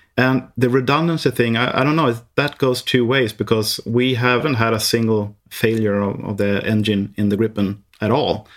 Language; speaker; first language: English; non-native, fluent; Swedish